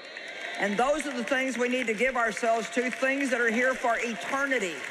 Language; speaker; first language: English; native; English